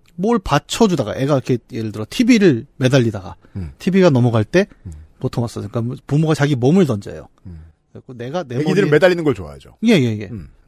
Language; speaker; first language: Korean; native; Korean